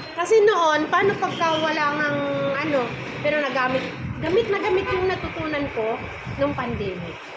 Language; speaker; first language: Filipino; non-native, local second language; Cebuano